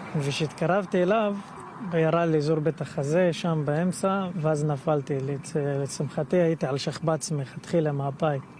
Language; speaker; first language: Hebrew; non-native, local second language; Arabic